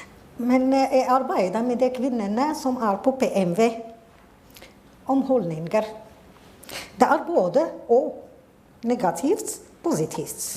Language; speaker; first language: Norwegian; non-native, fluent; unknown